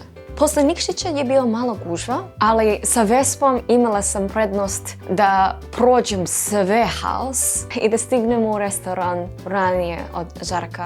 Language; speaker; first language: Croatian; non-native, learner; English